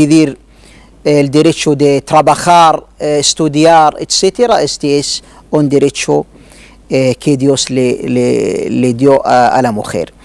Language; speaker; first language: Spanish; non-native, learner; Arabic